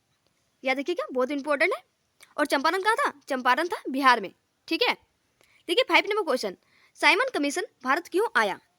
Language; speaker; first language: Hindi; native; Hindi